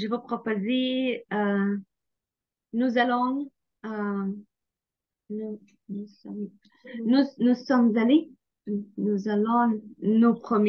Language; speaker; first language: French; non-native, learner; Ukrainian